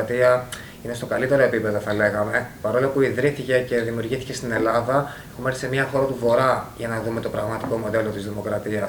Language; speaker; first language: Greek; native; Greek